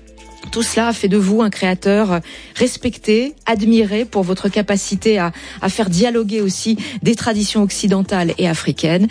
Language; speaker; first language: French; native; French